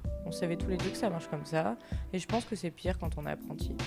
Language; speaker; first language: French; native; French